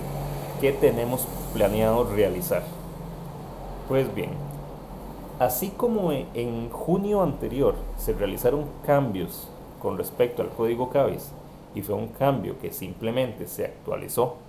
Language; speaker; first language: Spanish; native; Spanish